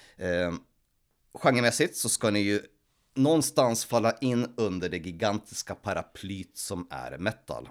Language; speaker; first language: Swedish; early bilingual, other home language; Polish